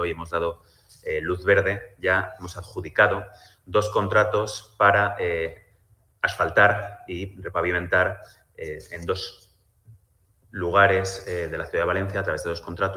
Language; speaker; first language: Spanish; native; Spanish